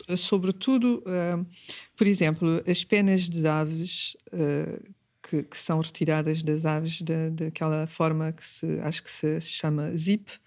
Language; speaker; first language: Portuguese; early bilingual, heritage; Portuguese